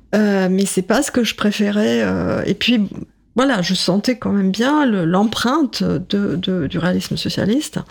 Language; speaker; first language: French; non-native, fluent; Russian